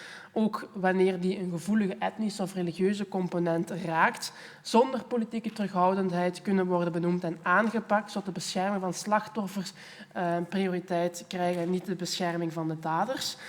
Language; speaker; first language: Dutch; native; Dutch